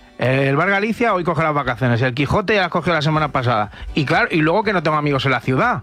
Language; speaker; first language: Spanish; native; Spanish